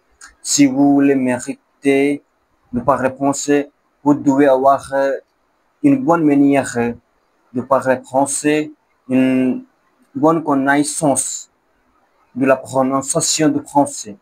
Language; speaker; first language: French; non-native, learner; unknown